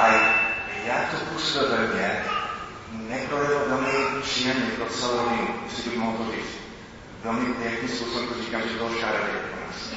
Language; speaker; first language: Czech; non-native, fluent; English